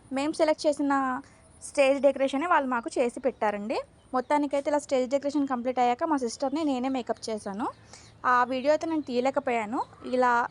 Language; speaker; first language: Telugu; non-native, local second language; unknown